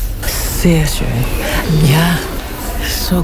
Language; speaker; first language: German; non-native, learner; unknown